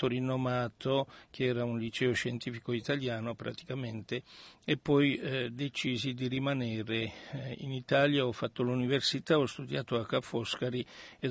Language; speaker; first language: Italian; early bilingual, other home language; Armenian